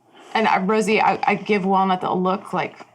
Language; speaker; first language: English; native; English